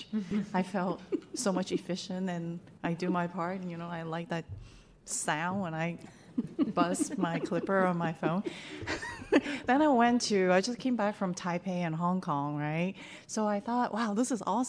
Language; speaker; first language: English; non-native, local second language; Cantonese